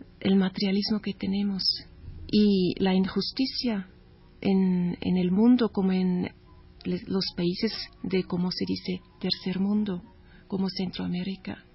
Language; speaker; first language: Spanish; non-native, learner; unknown